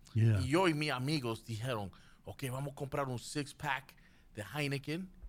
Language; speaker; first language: Spanish; early bilingual, heritage; Spanish